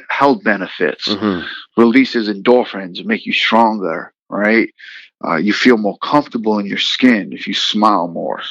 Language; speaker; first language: English; native; English